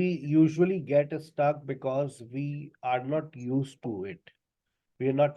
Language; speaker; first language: English; non-native, fluent; Urdu